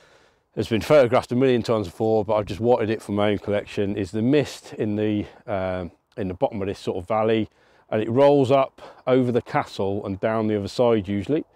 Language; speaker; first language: English; native; English